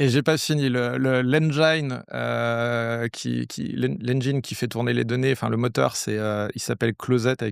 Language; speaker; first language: French; native; French